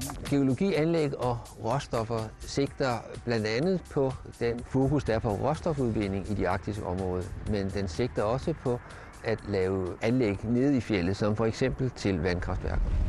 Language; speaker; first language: Danish; native; Danish